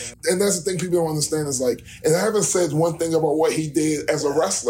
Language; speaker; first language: English; native; English